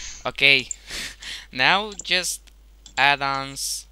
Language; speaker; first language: English; non-native, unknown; Romanian